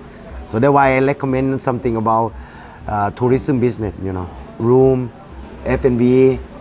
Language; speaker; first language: English; non-native, fluent; Thai